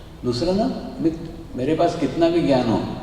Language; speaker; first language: Hindi; native; Hindi